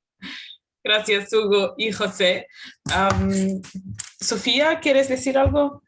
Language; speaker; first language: Spanish; non-native, fluent; Portuguese